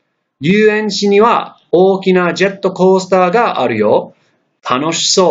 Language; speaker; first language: Japanese; non-native, fluent; English